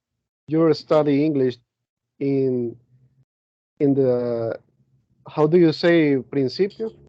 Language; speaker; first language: English; non-native, learner; Spanish